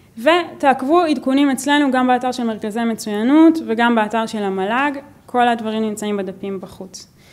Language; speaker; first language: Hebrew; native; Hebrew